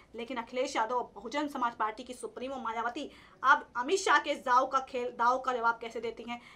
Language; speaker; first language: Hindi; native; Hindi